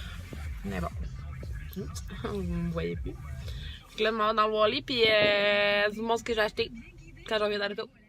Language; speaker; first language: French; native; French